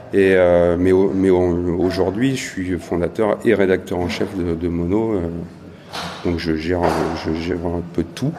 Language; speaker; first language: French; native; French